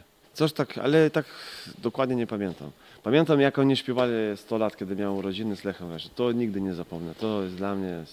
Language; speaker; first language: Polish; non-native, fluent; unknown